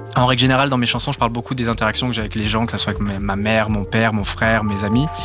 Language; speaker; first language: French; early bilingual, other home language; Serbian